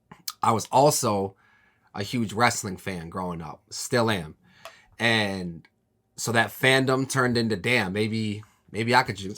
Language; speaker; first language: English; native; English